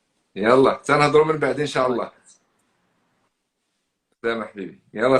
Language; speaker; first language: Arabic; native; Arabic